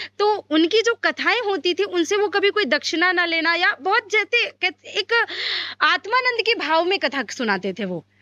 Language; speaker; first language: Hindi; native; Hindi